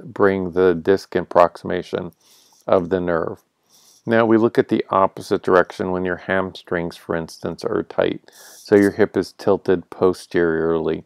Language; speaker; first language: English; native; English